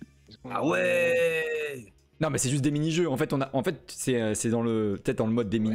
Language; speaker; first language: French; native; French